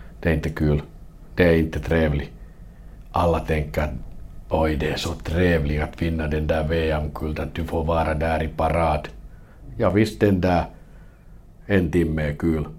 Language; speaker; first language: Swedish; non-native, local second language; Finnish